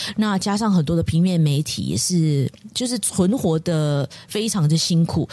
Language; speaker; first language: Chinese; native; Chinese